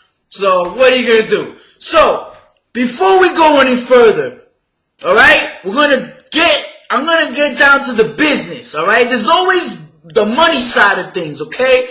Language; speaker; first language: English; native; English